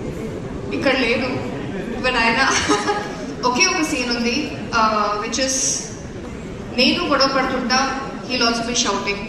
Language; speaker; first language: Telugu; non-native, fluent; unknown